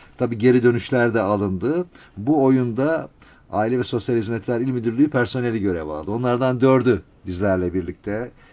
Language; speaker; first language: Turkish; native; Turkish